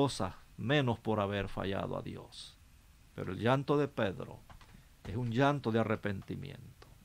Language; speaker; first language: Spanish; native; Spanish